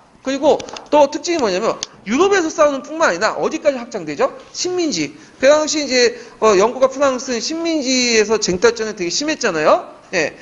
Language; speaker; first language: Korean; native; Korean